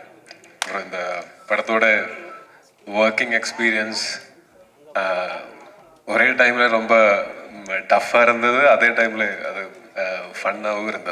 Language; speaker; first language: Tamil; non-native, learner; Malayalam